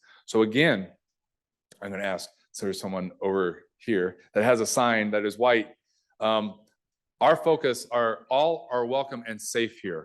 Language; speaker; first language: English; native; English